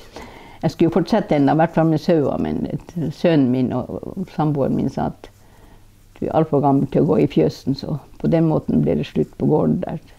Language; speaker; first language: Norwegian; non-native, local second language; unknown